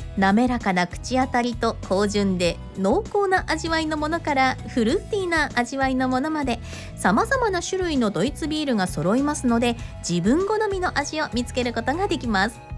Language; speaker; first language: Japanese; native; Japanese